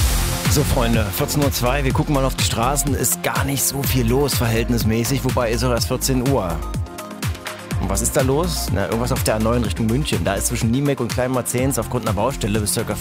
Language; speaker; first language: German; native; German